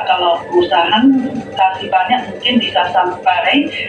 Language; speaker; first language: Indonesian; non-native, fluent; Chinese